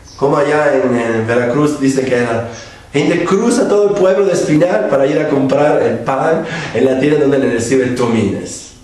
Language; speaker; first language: Spanish; non-native, fluent; Italian